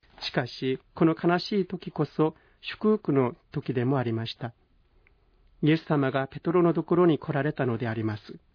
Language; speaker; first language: Japanese; non-native, fluent; Korean